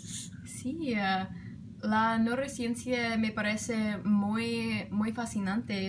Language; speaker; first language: Spanish; non-native, learner; English